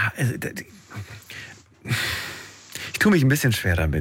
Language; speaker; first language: German; native; German